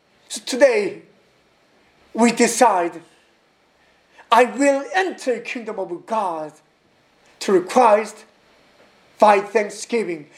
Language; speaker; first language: English; non-native, learner; Korean